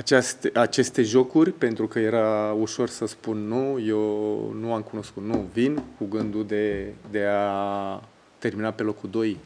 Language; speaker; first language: Romanian; non-native, fluent; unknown